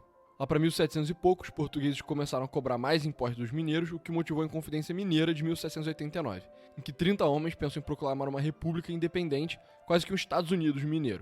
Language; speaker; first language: Portuguese; native; Portuguese